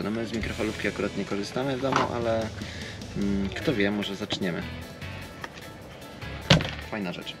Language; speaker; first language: Polish; native; Polish